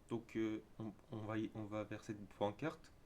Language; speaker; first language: French; native; French